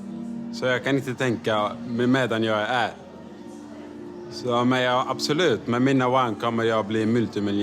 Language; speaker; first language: Swedish; non-native, learner; Arabic